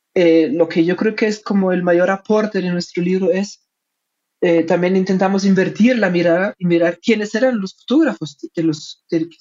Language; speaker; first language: Spanish; non-native, fluent; German